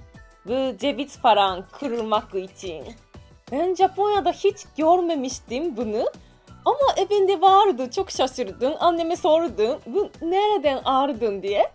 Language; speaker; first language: Turkish; non-native, learner; Japanese